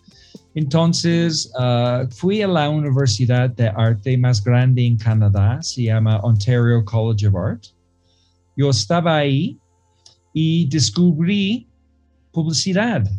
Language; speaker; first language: Spanish; non-native, fluent; English